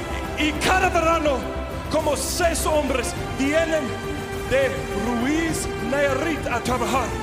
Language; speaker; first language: Spanish; non-native, learner; English